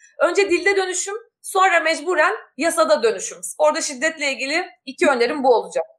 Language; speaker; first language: Turkish; native; Turkish